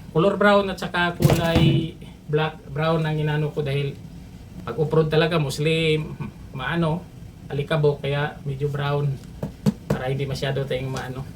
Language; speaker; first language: Filipino; non-native, local second language; Cebuano